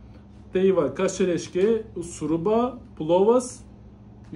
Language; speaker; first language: Lithuanian; non-native, learner; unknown